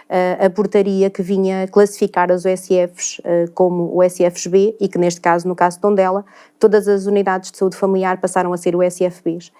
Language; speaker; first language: Portuguese; native; Portuguese